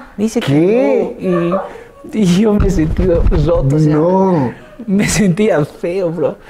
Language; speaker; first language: Spanish; native; Spanish